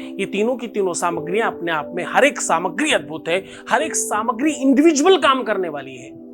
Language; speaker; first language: Hindi; native; Hindi